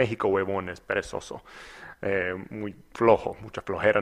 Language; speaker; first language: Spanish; non-native, fluent; English